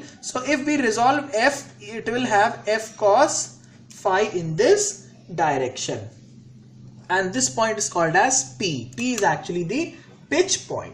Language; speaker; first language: English; non-native, local second language; Hindi